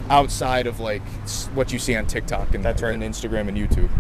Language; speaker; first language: English; native; English